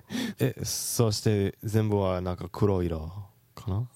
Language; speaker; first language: Japanese; non-native, fluent; English